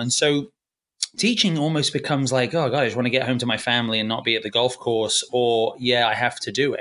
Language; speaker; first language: English; native; English